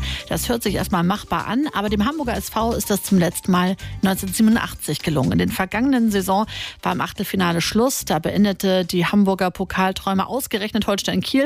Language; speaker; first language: German; native; German